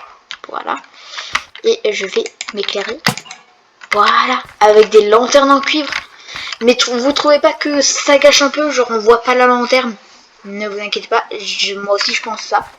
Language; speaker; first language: French; native; French